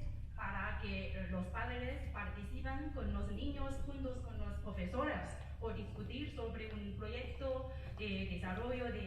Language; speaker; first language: Spanish; non-native, learner; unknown